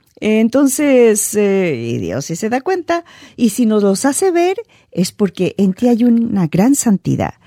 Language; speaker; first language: Spanish; native; Spanish